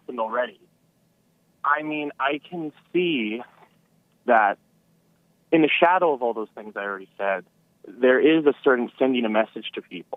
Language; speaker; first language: English; native; English